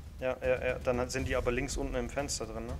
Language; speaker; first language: German; native; German